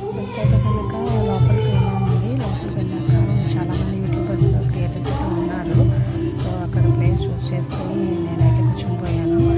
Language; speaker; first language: Telugu; native; Telugu